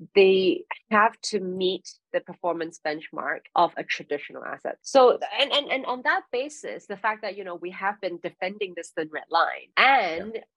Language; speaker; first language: English; non-native, local second language; Cantonese